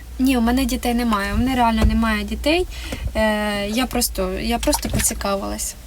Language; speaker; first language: Ukrainian; non-native, local second language; Russian